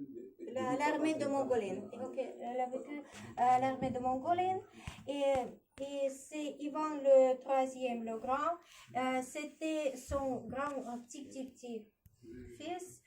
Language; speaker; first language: French; non-native, learner; Russian